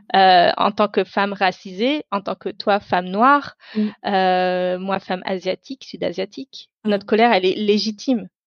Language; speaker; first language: French; non-native, local second language; Tamil